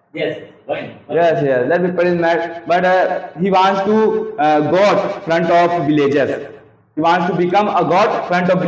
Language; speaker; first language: English; non-native, learner; Hindi